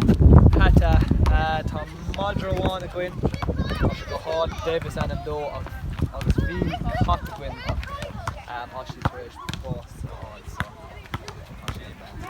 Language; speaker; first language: Irish; non-native, local second language; English